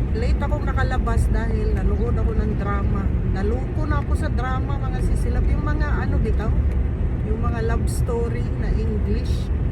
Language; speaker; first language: Filipino; non-native, local second language; Cebuano